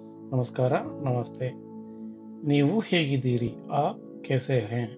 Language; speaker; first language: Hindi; non-native, local second language; Kannada